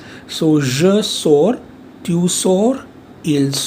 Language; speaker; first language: French; non-native, fluent; Hindi